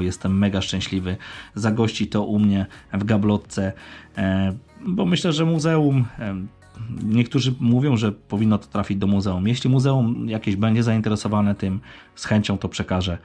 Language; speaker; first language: Polish; native; Polish